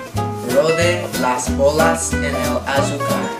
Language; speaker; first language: Spanish; non-native, learner; English